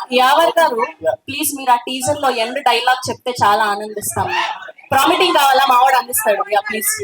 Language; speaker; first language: Telugu; native; Telugu